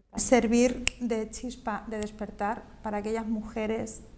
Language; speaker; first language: Spanish; native; Spanish